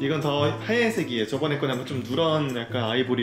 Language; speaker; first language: Korean; native; Korean